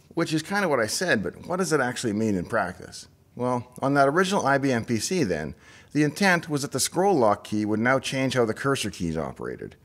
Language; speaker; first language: English; native; English